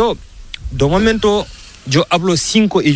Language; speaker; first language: Spanish; non-native, learner; Fula